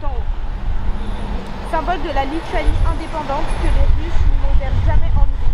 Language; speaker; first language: French; native; French